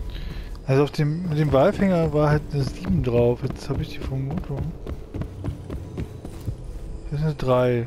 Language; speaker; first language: German; native; German